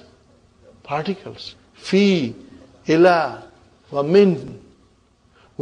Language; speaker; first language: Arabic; non-native, learner; Urdu